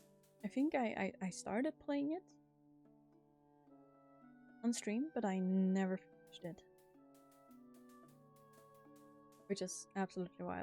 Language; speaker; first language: English; non-native, fluent; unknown